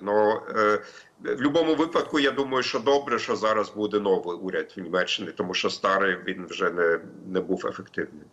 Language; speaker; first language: Ukrainian; non-native, fluent; German